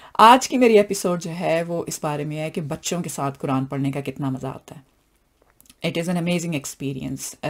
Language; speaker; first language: Urdu; non-native, local second language; Punjabi